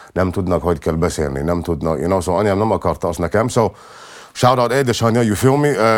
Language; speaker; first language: Hungarian; non-native, learner; English